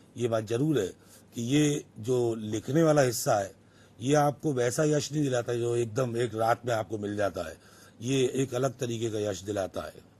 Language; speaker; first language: Hindi; native; Hindi